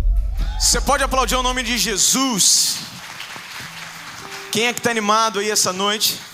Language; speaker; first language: Portuguese; native; Portuguese